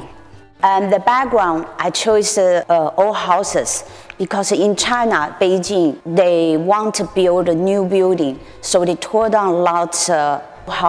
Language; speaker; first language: English; non-native, learner; Chinese